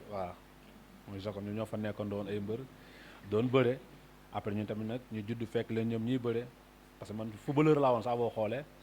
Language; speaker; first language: Wolof; native; Wolof